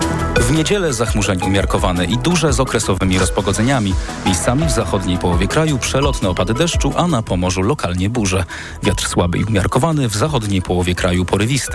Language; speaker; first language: Polish; native; Polish